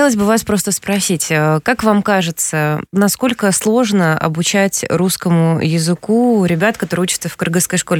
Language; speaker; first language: Russian; native; Russian